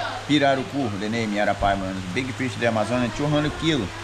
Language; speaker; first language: English; non-native, learner; Portuguese